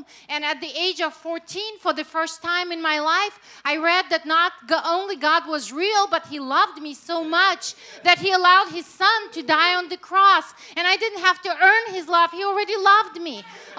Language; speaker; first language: English; non-native, fluent; Russian